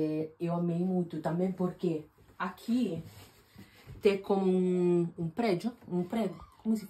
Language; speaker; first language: Portuguese; non-native, fluent; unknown